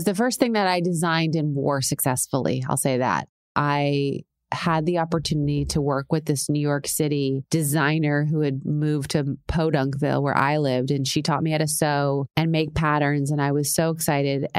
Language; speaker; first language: English; native; English